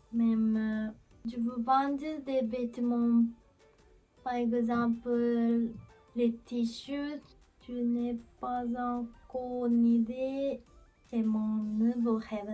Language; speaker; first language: French; non-native, learner; Japanese